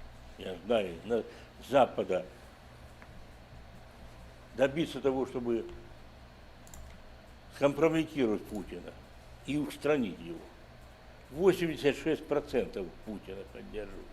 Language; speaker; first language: Russian; native; Russian